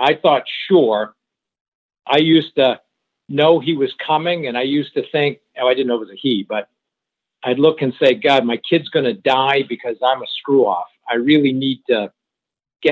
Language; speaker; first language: English; early bilingual, other home language; French